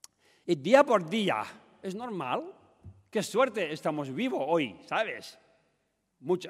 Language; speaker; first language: Spanish; non-native, learner; Tibetan